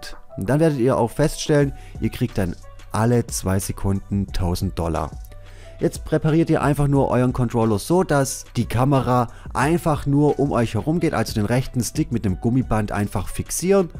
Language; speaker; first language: German; native; German